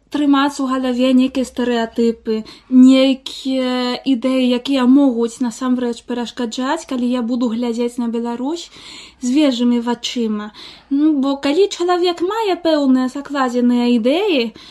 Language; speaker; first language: Belarusian; non-native, fluent; Spanish